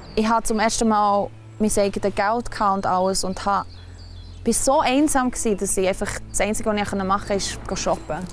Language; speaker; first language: German; early bilingual, other home language; Albanian